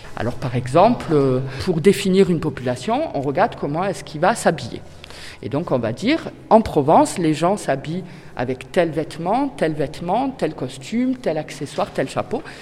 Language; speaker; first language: French; native; French